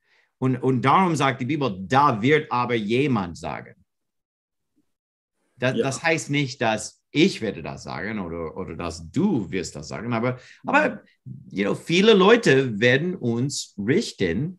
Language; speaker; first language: German; non-native, fluent; English